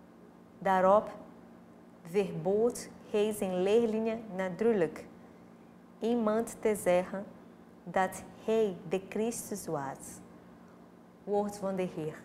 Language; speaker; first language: Dutch; non-native, fluent; Portuguese